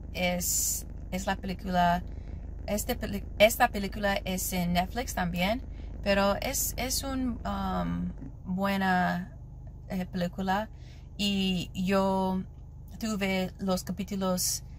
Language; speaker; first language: Spanish; non-native, learner; English